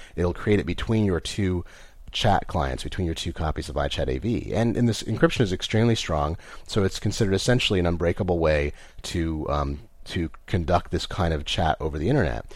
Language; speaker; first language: English; native; English